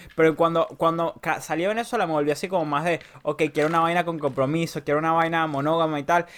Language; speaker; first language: Spanish; native; Spanish